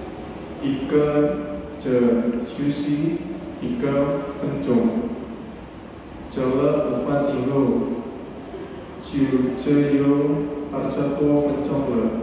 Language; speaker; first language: Chinese; non-native, learner; Indonesian